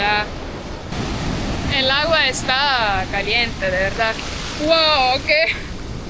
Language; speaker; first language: Spanish; non-native, fluent; Estonian